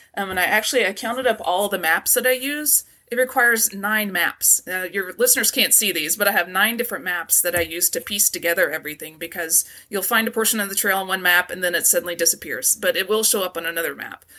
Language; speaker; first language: English; native; English